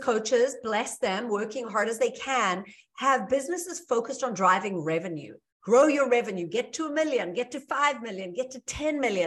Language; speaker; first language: English; native; English